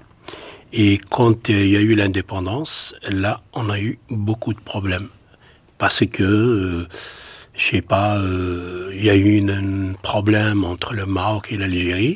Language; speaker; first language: French; non-native, local second language; Arabic